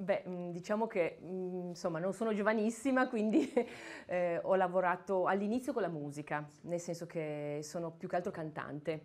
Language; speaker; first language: Italian; native; Italian